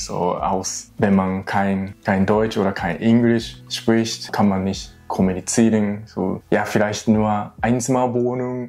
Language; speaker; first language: German; non-native, learner; Japanese